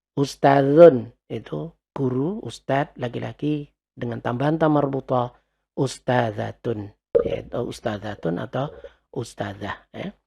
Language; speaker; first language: Indonesian; native; Indonesian